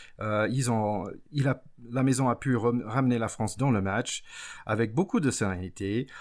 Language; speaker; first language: French; non-native, fluent; English